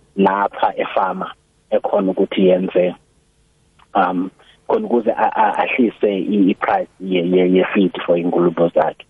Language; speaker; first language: Zulu; non-native, local second language; Xhosa